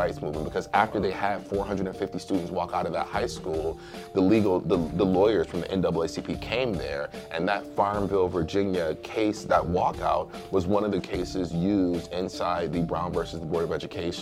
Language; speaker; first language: English; native; English